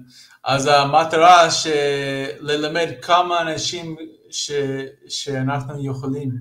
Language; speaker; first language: Hebrew; non-native, fluent; English